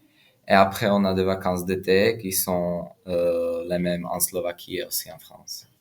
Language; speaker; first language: French; non-native, fluent; Slovak